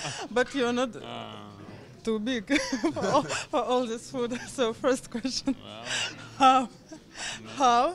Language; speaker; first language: English; non-native, learner; Russian